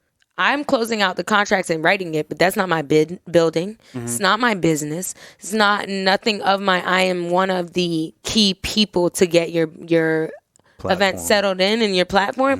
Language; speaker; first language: English; native; English